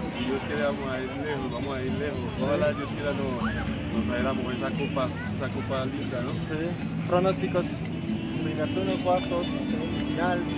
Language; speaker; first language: Spanish; non-native, fluent; French